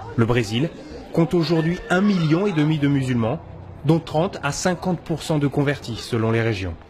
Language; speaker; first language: French; native; French